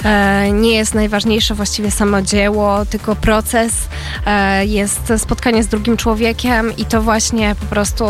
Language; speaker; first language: Polish; native; Polish